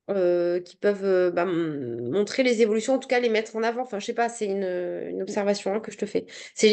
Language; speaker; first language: French; native; French